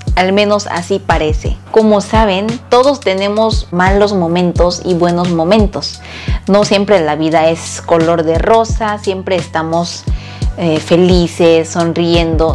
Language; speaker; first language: Spanish; early bilingual, other home language; Korean